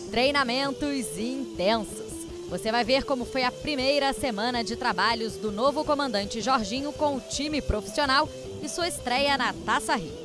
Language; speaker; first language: Portuguese; native; Portuguese